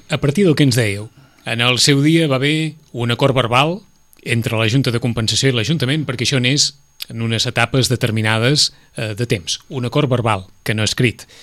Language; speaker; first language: Catalan; native; Catalan